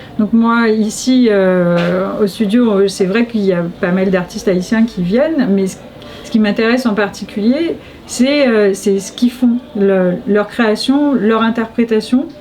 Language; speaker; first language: French; native; French